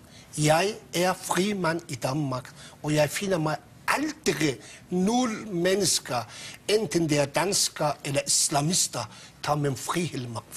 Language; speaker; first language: Danish; non-native, fluent; Persian